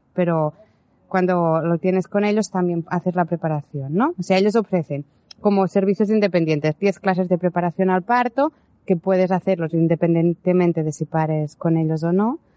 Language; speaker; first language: Spanish; native; Spanish